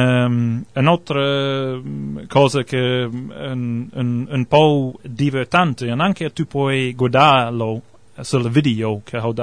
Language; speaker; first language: Italian; non-native, learner; English